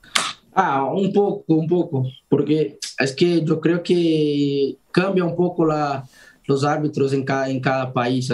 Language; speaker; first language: Spanish; non-native, fluent; Portuguese